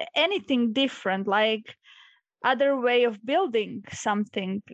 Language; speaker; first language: English; non-native, fluent; Croatian